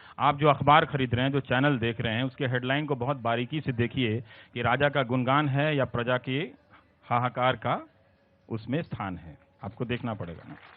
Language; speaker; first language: Hindi; non-native, local second language; Bhojpuri